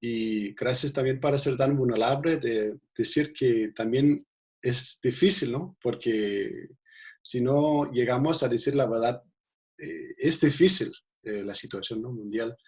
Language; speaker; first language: Spanish; non-native, fluent; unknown